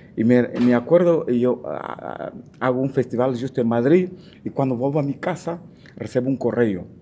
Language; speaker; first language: Spanish; non-native, fluent; Portuguese